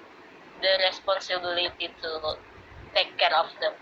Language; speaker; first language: English; non-native, learner; Indonesian